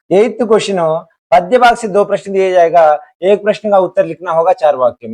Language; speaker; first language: Hindi; non-native, local second language; Telugu